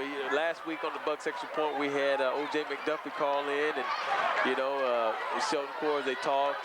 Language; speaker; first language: English; native; English